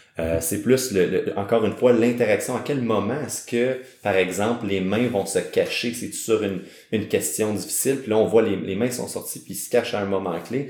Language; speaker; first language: French; native; French